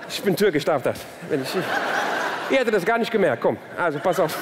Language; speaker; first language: German; early bilingual, other home language; Turkish